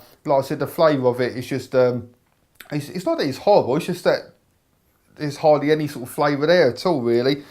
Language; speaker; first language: English; native; English